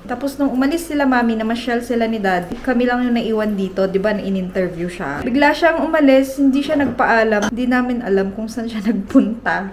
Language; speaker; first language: Filipino; native; Filipino